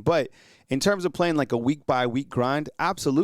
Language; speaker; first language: English; native; English